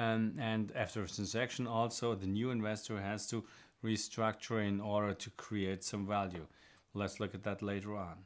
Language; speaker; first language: English; non-native, fluent; German